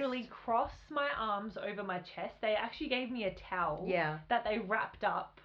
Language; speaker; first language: English; native; English